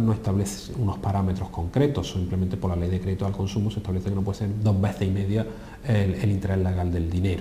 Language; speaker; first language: Spanish; native; Spanish